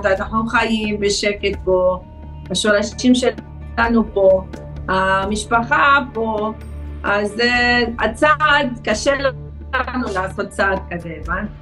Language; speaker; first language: Hebrew; non-native, fluent; Arabic